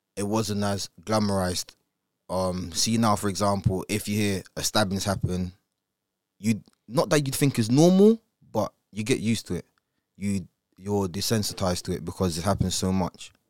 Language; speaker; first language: English; early bilingual, other home language; Italian